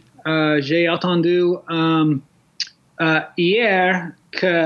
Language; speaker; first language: French; non-native, learner; English